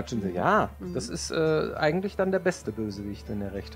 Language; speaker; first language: German; native; German